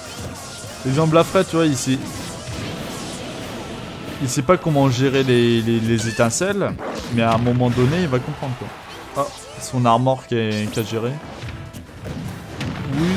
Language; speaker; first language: French; native; French